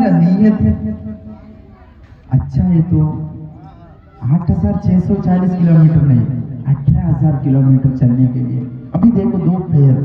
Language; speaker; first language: Hindi; non-native, local second language; Malayalam